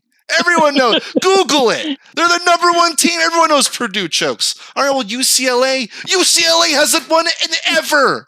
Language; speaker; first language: English; native; English